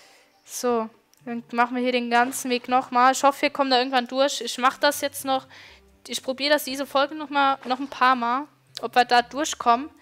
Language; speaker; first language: German; native; German